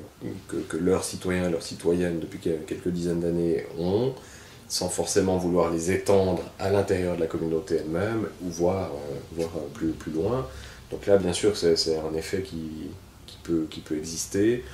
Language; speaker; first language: French; native; French